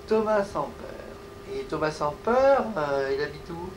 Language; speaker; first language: French; native; French